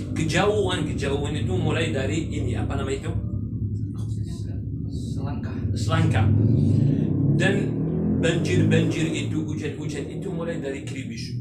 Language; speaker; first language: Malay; non-native, fluent; Arabic